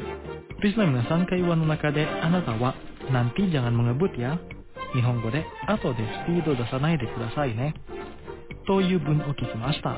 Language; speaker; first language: Japanese; non-native, fluent; Indonesian